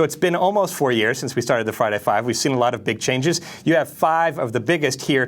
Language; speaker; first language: English; native; English